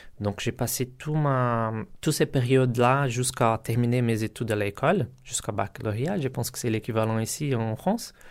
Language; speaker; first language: French; non-native, learner; Portuguese